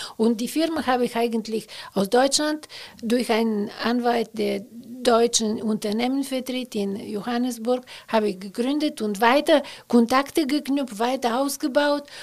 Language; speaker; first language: German; non-native, fluent; Bulgarian